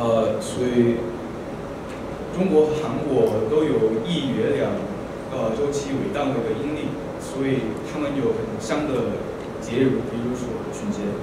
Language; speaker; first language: Chinese; non-native, fluent; Korean